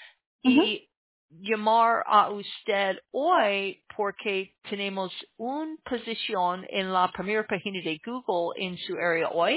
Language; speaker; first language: Spanish; non-native, learner; English